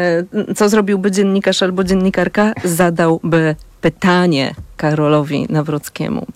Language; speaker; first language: Polish; native; Polish